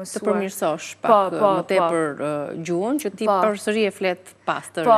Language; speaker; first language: Albanian; native; Albanian